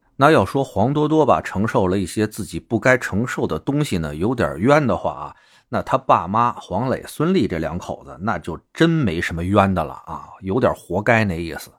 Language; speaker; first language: Chinese; native; Chinese